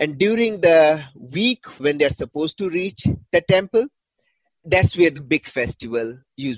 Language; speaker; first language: English; non-native, local second language; Hindi